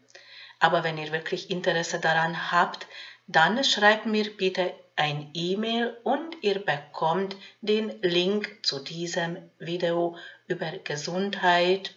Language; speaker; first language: German; non-native, fluent; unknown